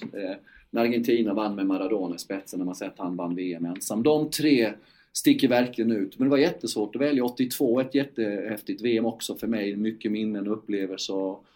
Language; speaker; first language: Swedish; native; Swedish